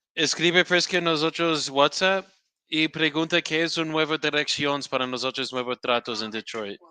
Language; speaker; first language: Spanish; non-native, learner; English